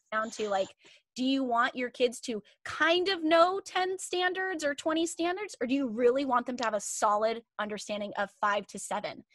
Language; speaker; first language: English; native; English